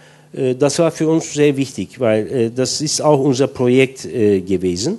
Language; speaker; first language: German; non-native, fluent; Turkish